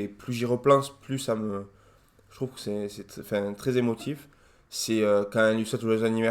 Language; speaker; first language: French; native; French